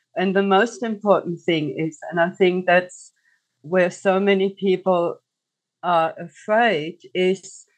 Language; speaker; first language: English; non-native, fluent; German